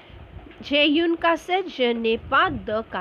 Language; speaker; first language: French; non-native, fluent; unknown